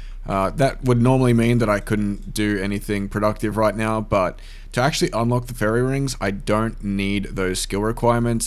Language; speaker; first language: English; native; English